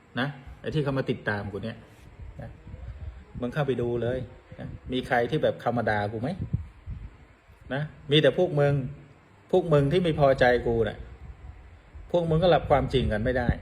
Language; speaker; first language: Thai; non-native, fluent; Khmer